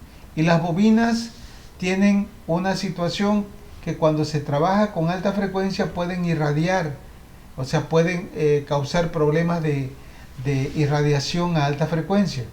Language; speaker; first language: Spanish; native; Spanish